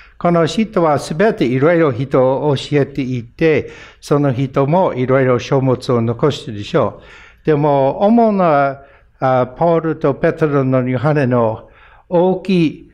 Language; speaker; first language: Japanese; non-native, fluent; English